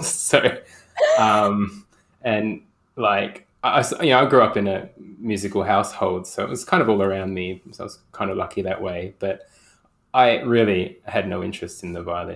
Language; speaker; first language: English; native; English